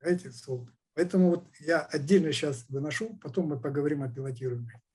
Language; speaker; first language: Russian; non-native, local second language; Kazakh